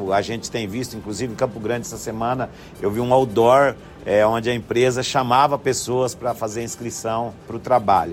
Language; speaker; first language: Portuguese; native; Portuguese